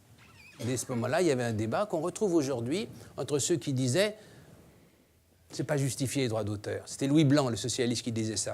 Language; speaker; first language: French; native; French